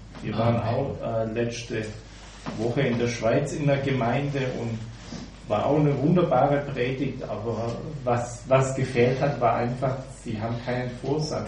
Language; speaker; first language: German; native; German